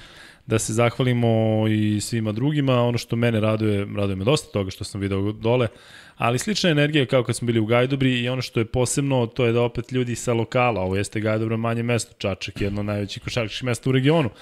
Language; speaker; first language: Serbian; native; Serbian